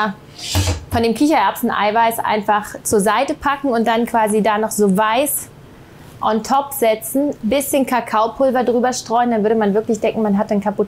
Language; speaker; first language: German; native; German